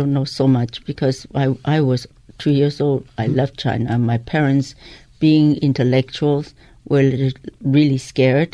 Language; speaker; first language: English; non-native, local second language; Cantonese